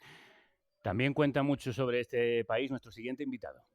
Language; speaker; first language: Spanish; native; Spanish